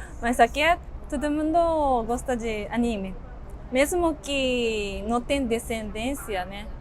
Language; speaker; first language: Portuguese; non-native, learner; Japanese